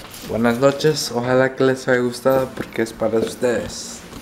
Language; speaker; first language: Spanish; early bilingual, heritage; Spanish